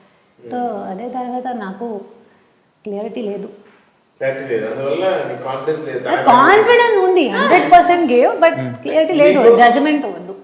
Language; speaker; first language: Telugu; non-native, learner; Hindi